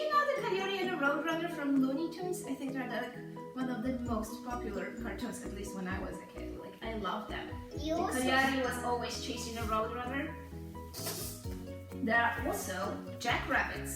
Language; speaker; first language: English; non-native, fluent; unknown